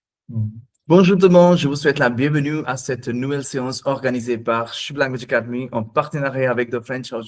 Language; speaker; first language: French; non-native, fluent; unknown